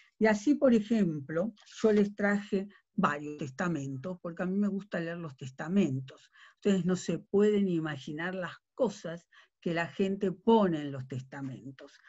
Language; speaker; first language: Spanish; native; Spanish